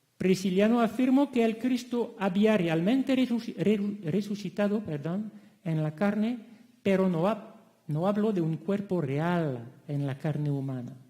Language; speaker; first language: Spanish; non-native, fluent; French